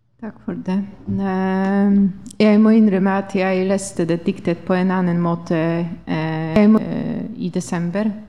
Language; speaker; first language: Norwegian; non-native, fluent; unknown